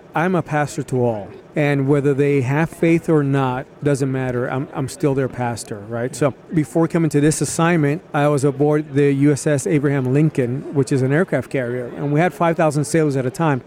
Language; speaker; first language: English; early bilingual, other home language; Spanish